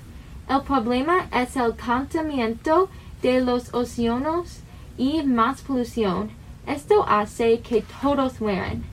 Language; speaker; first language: Spanish; non-native, learner; English